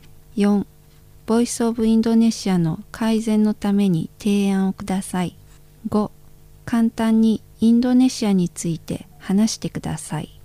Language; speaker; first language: Japanese; non-native, fluent; Indonesian